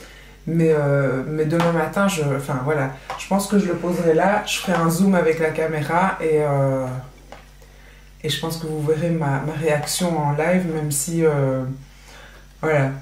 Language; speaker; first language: French; native; French